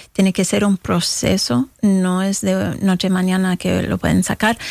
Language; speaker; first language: Spanish; early bilingual, heritage; Spanish